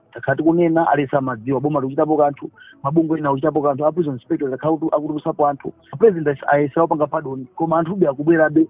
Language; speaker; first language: Nyanja; native; Nyanja